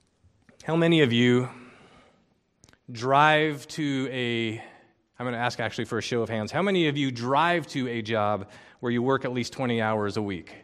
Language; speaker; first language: English; native; English